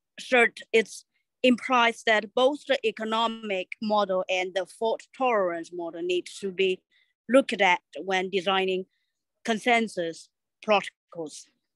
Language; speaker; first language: English; non-native, learner; Chinese